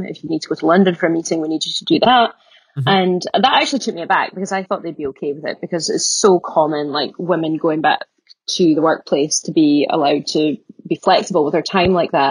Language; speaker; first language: English; native; English